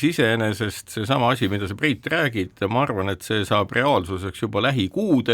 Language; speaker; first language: Estonian; native; Estonian